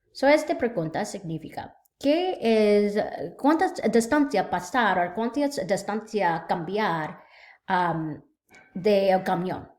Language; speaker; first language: Spanish; non-native, learner; English